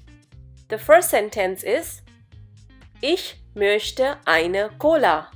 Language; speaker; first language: German; non-native, fluent; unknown